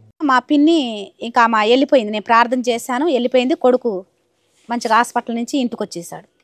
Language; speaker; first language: Telugu; native; Telugu